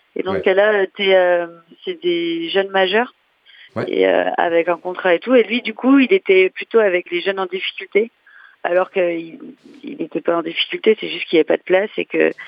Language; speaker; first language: French; native; French